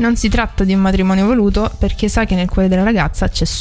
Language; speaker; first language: Italian; native; Italian